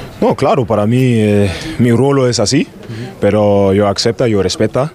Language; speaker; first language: Spanish; non-native, learner; German